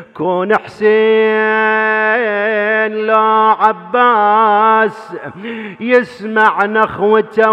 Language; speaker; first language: Arabic; native; Arabic